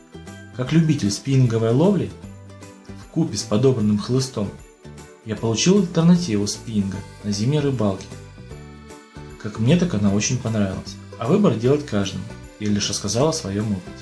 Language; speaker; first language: Russian; native; Russian